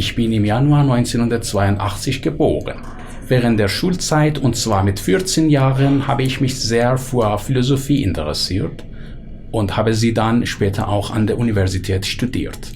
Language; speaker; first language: German; non-native, fluent; Persian